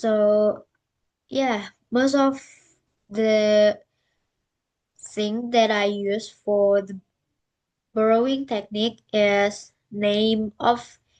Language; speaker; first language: English; non-native, learner; Indonesian